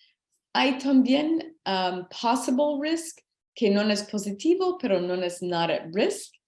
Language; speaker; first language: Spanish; non-native, learner; English